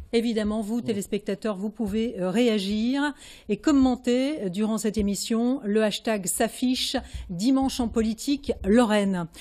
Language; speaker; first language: French; native; French